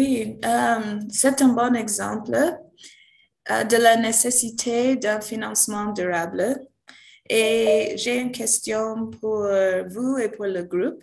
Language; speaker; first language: French; non-native, fluent; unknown